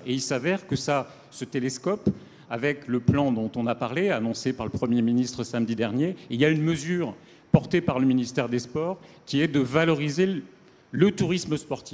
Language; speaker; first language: French; native; French